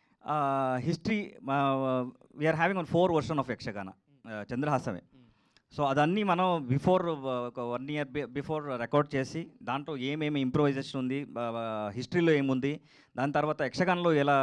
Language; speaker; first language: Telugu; non-native, learner; Kannada